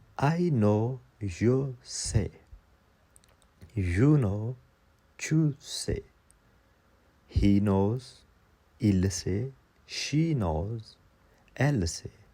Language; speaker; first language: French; non-native, fluent; Urdu